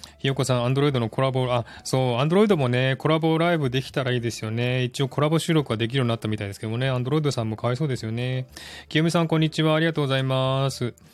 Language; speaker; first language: Japanese; native; Japanese